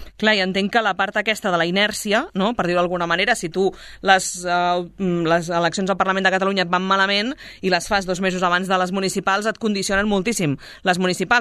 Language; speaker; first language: Catalan; native; Catalan